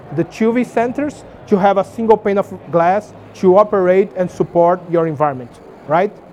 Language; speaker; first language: English; non-native, fluent; Portuguese